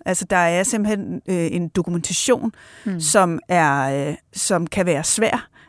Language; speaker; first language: Danish; native; Danish